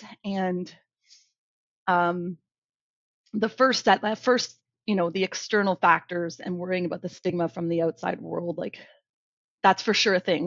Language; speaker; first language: English; native; English